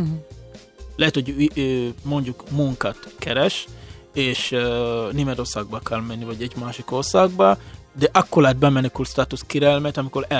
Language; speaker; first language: Hungarian; non-native, fluent; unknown